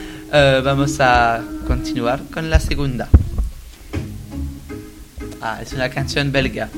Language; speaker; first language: Spanish; non-native, learner; French